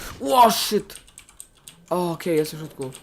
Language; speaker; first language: Polish; native; Polish